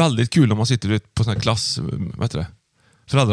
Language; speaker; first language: Swedish; native; Swedish